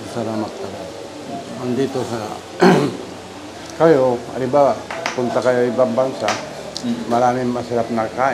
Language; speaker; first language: Filipino; non-native, learner; Japanese